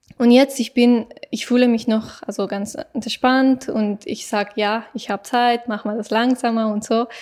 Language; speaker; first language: German; non-native, fluent; Persian